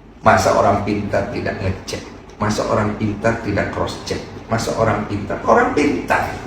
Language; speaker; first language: Indonesian; native; Indonesian